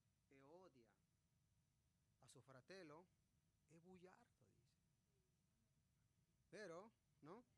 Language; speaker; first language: Italian; non-native, fluent; Spanish